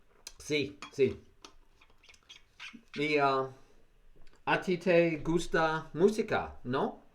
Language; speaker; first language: Spanish; non-native, learner; English